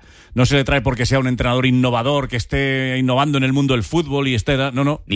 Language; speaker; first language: Spanish; native; Spanish